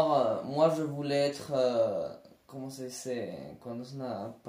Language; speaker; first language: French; non-native, learner; Spanish